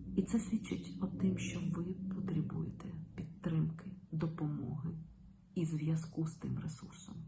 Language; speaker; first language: Ukrainian; non-native, local second language; Russian